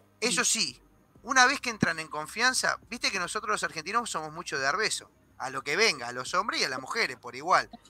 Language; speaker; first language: Spanish; native; Spanish